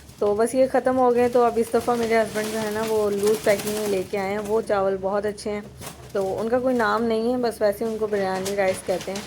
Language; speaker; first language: Urdu; native; Urdu